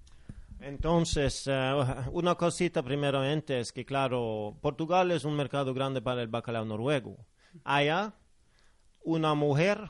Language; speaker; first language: Spanish; non-native, fluent; Norwegian